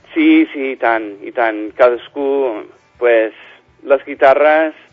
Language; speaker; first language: Catalan; non-native, fluent; English